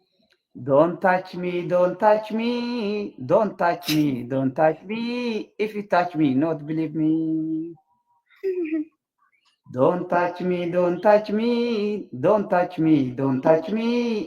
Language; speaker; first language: English; non-native, learner; Tigrinya